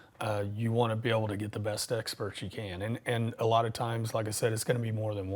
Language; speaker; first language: English; native; English